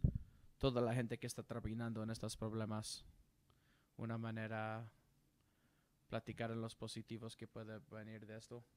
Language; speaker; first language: Spanish; non-native, learner; English